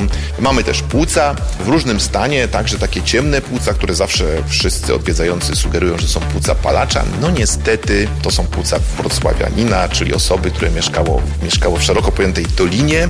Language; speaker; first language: Polish; native; Polish